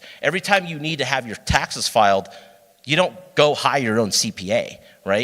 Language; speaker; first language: English; native; English